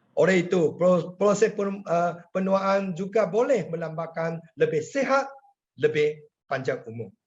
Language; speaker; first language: Malay; non-native, local second language; Chinese